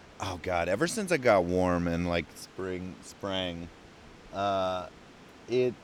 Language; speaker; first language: English; native; English